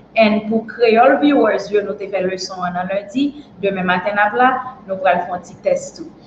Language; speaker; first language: French; non-native, local second language; Haitian Creole